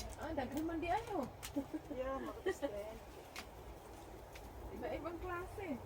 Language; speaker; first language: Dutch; non-native, learner; Cebuano